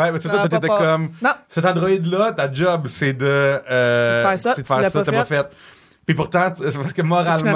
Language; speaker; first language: French; native; French